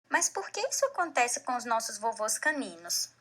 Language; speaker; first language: Portuguese; native; Portuguese